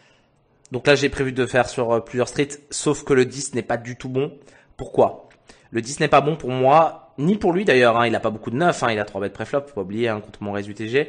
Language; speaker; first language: French; native; French